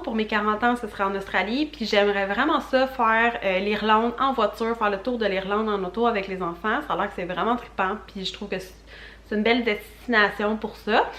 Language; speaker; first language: French; native; French